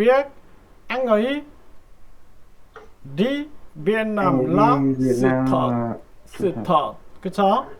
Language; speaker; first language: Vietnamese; non-native, learner; Korean